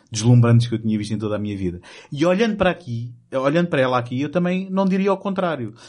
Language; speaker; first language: Portuguese; native; Portuguese